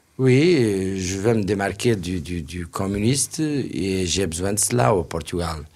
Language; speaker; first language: French; non-native, fluent; Portuguese